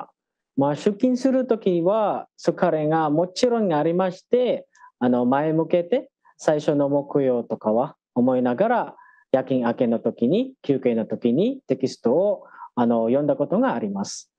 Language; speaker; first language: Japanese; non-native, fluent; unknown